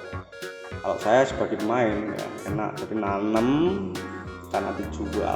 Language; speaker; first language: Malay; non-native, local second language; Javanese